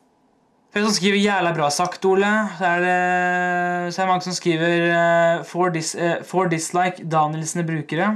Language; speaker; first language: Norwegian; native; Norwegian